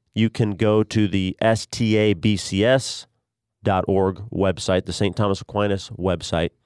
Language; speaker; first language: English; native; English